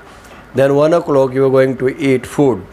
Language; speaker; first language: English; non-native, learner; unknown